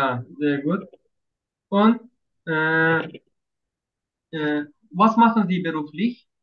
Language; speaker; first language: German; non-native, learner; Turkish